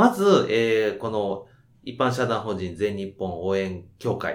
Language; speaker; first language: Japanese; native; Japanese